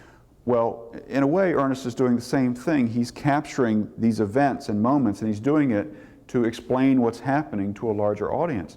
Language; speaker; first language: English; native; English